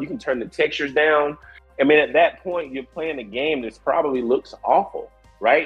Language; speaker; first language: English; native; English